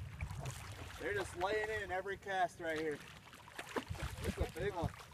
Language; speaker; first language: English; native; English